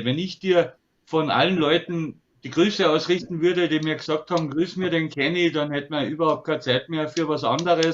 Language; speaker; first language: German; native; German